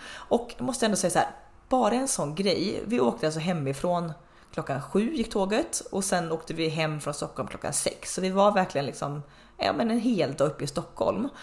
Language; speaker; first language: Swedish; native; Swedish